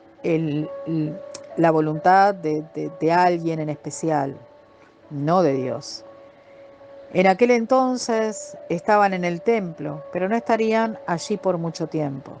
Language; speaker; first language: Spanish; native; Spanish